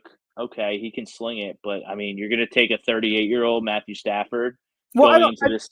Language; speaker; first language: English; native; English